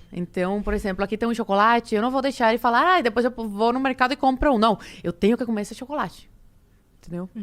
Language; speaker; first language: Portuguese; early bilingual, other home language; Spanish